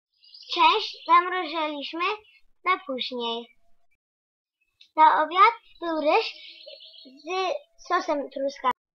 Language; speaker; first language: Polish; early bilingual, heritage; Polish